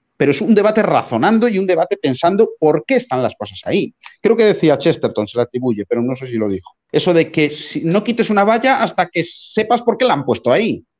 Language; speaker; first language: Spanish; native; Spanish